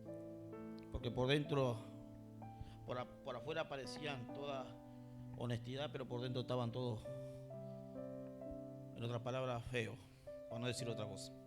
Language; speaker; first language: Spanish; native; Spanish